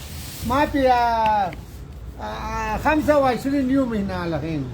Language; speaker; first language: Arabic; non-native, learner; Pashto